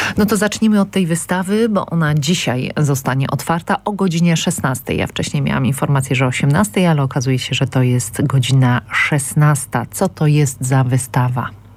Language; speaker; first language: Polish; native; Polish